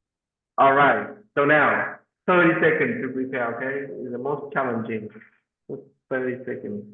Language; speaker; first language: English; non-native, fluent; Vietnamese